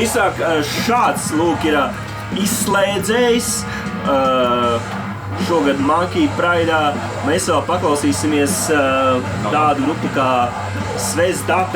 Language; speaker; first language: Latvian; native; Latvian